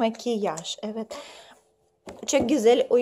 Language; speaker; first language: Turkish; non-native, learner; Russian